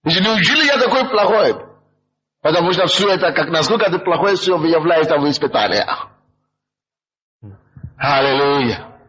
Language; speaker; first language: Russian; non-native, fluent; Yoruba